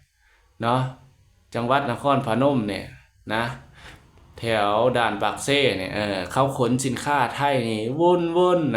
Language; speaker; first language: Thai; non-native, local second language; Lao